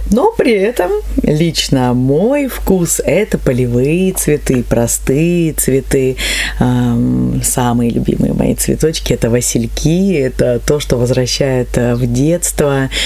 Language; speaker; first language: Russian; native; Russian